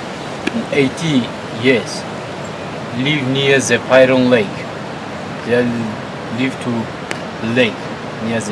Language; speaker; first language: English; non-native, learner; Tajik